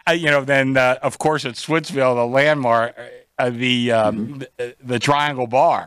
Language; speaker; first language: English; native; English